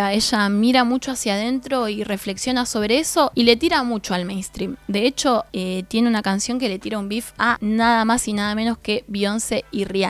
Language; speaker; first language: Spanish; native; Spanish